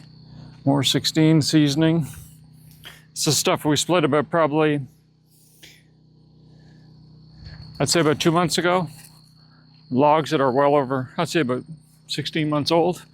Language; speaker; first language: English; native; English